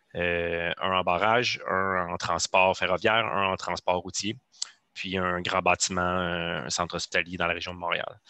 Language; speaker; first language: French; native; French